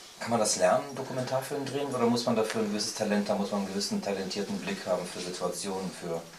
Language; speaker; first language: German; native; German